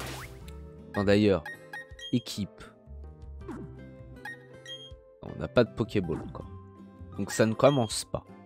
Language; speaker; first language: French; native; French